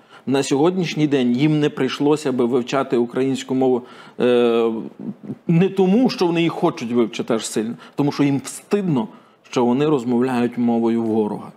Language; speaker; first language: Ukrainian; native; Ukrainian